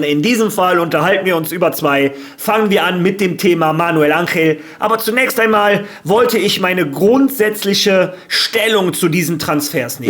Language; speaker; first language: German; native; German